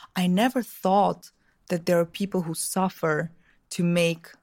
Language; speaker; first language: English; early bilingual, other home language; Russian